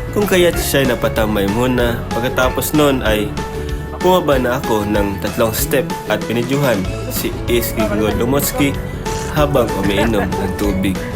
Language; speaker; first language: Filipino; non-native, local second language; Cebuano